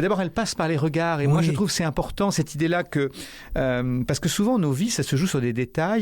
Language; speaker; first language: French; native; French